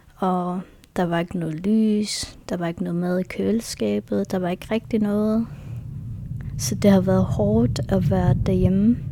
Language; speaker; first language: Danish; non-native, local second language; Kalaallisut